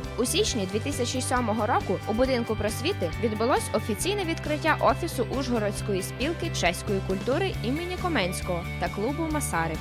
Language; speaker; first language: Ukrainian; native; Ukrainian